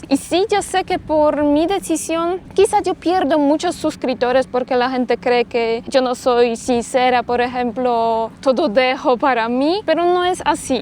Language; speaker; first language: Spanish; non-native, fluent; Polish